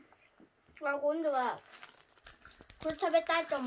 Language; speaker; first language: Japanese; early bilingual, other home language; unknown